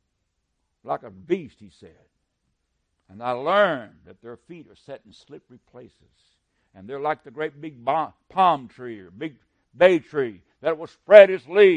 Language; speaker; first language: English; native; English